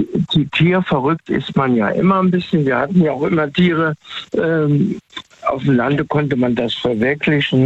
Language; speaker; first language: German; native; German